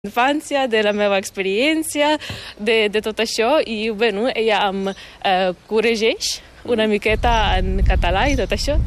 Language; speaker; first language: Catalan; non-native, fluent; Ukrainian